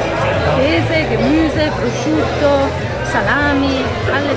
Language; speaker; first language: German; non-native, learner; Italian